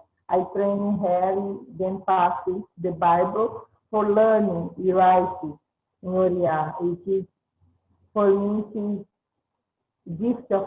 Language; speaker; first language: English; non-native, learner; Portuguese